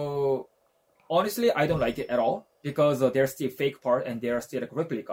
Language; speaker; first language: English; non-native, fluent; Japanese